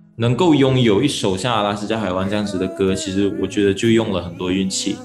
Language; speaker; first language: Chinese; non-native, local second language; Malay